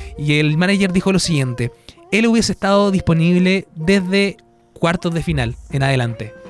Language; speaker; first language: Spanish; native; Spanish